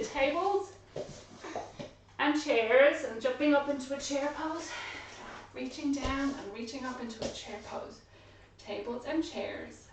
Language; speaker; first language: English; native; English